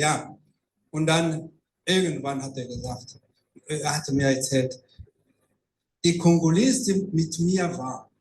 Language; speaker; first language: German; non-native, fluent; Rundi